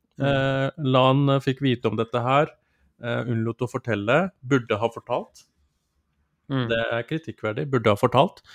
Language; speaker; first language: Norwegian; early bilingual, other home language; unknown